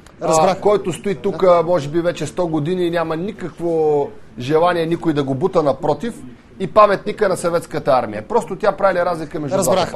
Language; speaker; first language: Bulgarian; native; Bulgarian